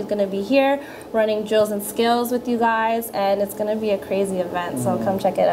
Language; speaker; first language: English; early bilingual, other home language; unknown